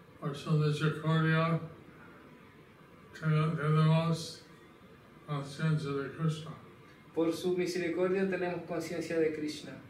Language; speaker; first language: Spanish; non-native, learner; English